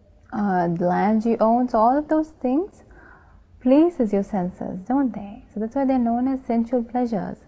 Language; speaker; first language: English; non-native, local second language; Sinhala